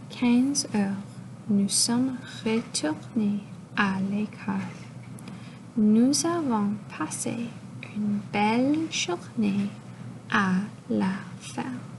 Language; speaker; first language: French; non-native, local second language; English